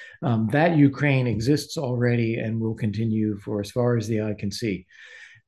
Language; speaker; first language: English; native; English